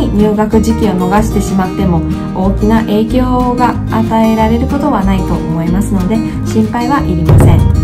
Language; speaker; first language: Japanese; non-native, fluent; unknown